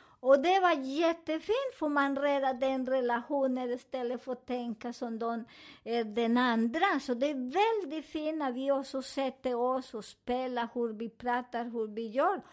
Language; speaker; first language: Swedish; non-native, fluent; Spanish